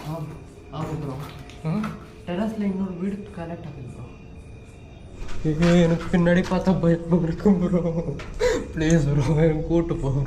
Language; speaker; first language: Tamil; non-native, local second language; Kannada